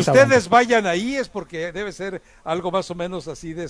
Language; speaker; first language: Spanish; native; Spanish